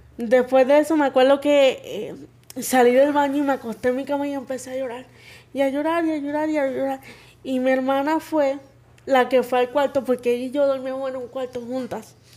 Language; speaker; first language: Spanish; native; Spanish